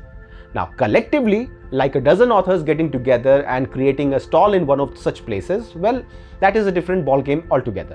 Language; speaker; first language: English; non-native, local second language; Hindi